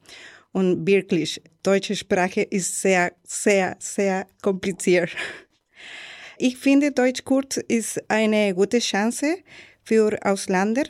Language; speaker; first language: German; non-native, learner; Spanish